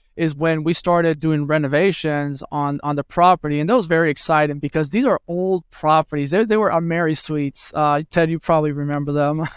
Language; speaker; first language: English; early bilingual, other home language; Spanish